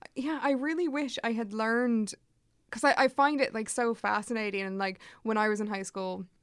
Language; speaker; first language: English; native; English